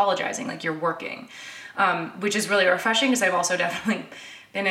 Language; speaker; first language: English; native; English